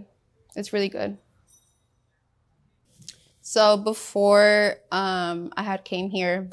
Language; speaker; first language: English; early bilingual, other home language; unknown